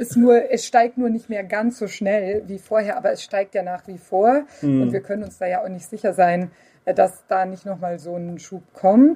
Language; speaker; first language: German; native; German